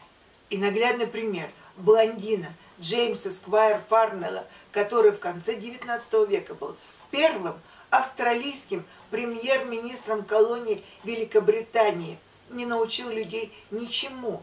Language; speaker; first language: Russian; native; Russian